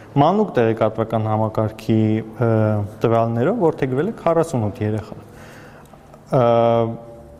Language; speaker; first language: Armenian; native; Armenian